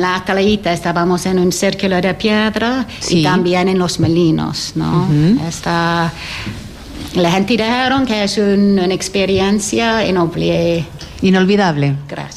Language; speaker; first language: Spanish; non-native, learner; English